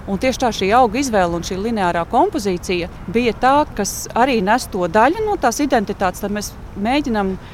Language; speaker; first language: Latvian; native; Latvian